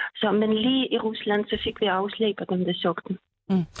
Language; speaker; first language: Danish; non-native, fluent; Russian